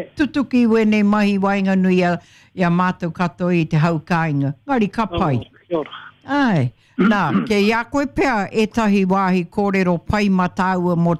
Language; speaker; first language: Māori; native; Māori